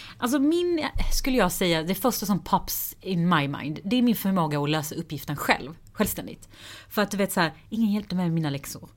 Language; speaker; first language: Swedish; early bilingual, other home language; Persian